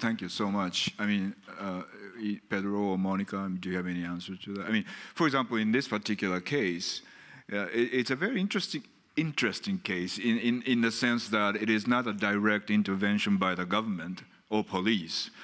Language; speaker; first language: English; non-native, fluent; Japanese